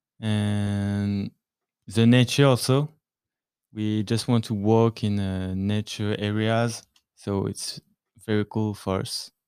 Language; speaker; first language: English; non-native, learner; French